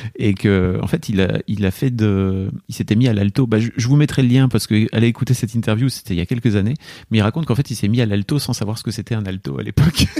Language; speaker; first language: French; native; French